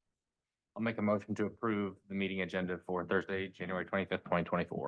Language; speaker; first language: English; native; English